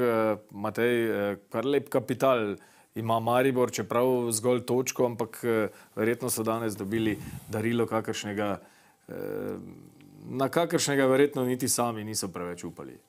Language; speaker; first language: Slovenian; native; Slovenian